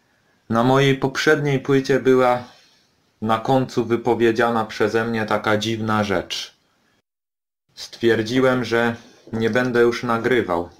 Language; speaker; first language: Polish; native; Polish